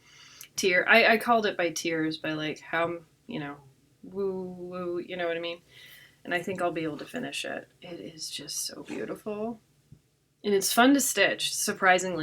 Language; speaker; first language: English; native; English